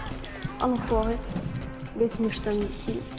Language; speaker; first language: French; native; French